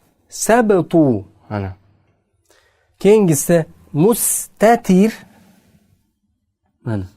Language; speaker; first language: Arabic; non-native, learner; Uzbek